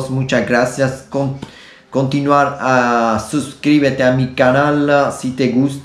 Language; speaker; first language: Spanish; non-native, learner; Italian